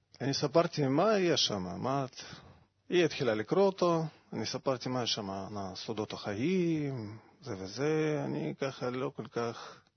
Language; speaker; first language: Hebrew; non-native, learner; Russian